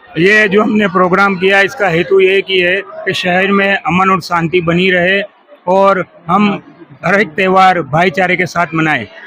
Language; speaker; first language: Hindi; non-native, local second language; Gujarati